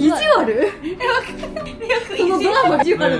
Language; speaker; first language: Japanese; non-native, learner; Korean